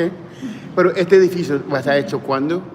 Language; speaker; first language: Spanish; early bilingual, heritage; English